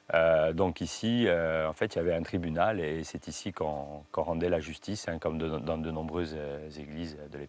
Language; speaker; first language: French; native; French